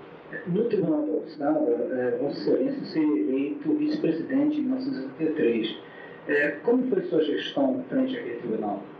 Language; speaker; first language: Portuguese; native; Portuguese